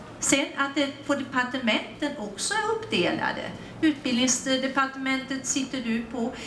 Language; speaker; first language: Swedish; native; Swedish